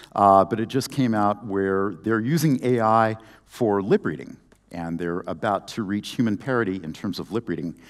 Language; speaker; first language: English; native; English